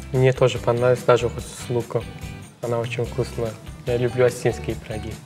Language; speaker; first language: Russian; non-native, learner; Turkmen